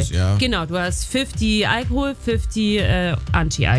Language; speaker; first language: German; native; German